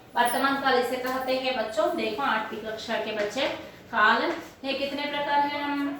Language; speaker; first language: Hindi; non-native, local second language; Telugu